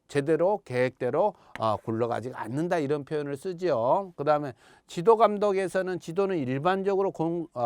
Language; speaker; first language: Korean; native; Korean